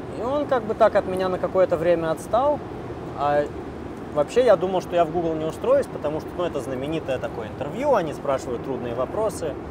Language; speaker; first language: Russian; early bilingual, heritage; Russian